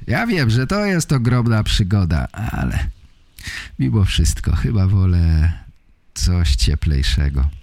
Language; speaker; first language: Polish; native; Polish